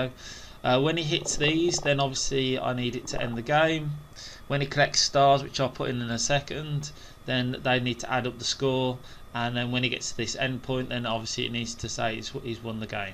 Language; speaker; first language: English; native; English